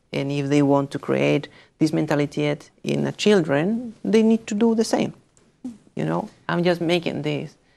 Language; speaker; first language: English; non-native, fluent; Spanish